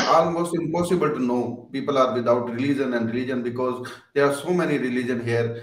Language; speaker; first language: English; non-native, local second language; Punjabi